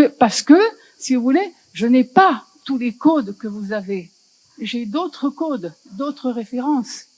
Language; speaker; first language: French; native; French